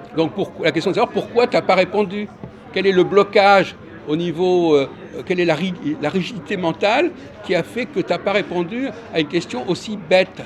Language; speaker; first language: French; native; French